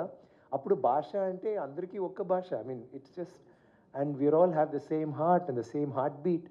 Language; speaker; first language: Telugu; non-native, learner; Tamil